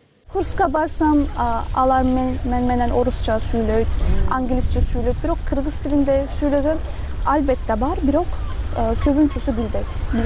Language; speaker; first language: Kyrgyz; non-native, fluent; Turkish